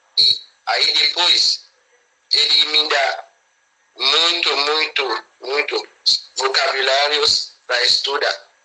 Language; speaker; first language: Portuguese; non-native, learner; Haitian Creole